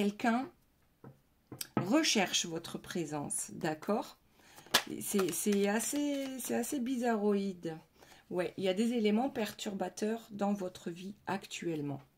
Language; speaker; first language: French; native; French